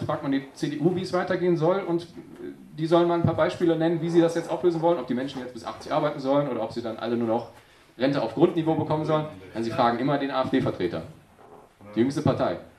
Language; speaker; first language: German; native; German